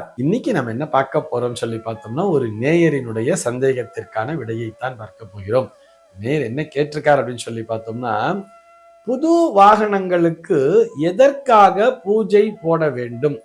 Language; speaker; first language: Tamil; native; Tamil